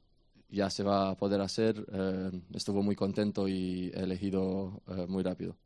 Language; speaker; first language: Spanish; non-native, fluent; Romanian